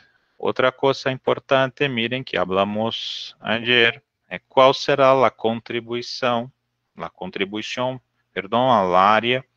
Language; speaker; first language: Spanish; non-native, learner; Portuguese